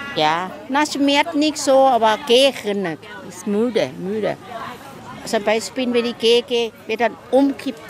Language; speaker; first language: German; non-native, learner; Thai